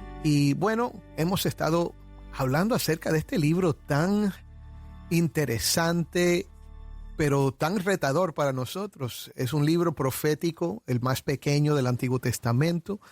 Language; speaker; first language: Spanish; native; Spanish